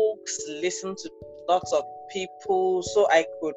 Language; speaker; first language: English; non-native, local second language; Ibibio